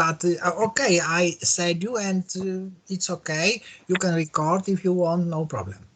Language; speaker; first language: English; non-native, learner; Polish